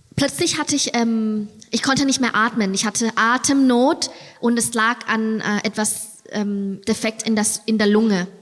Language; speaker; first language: German; non-native, fluent; Thai